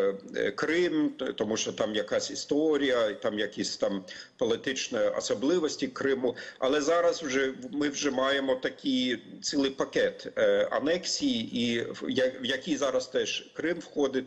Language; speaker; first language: Ukrainian; non-native, fluent; German